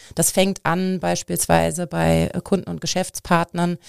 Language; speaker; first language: German; native; German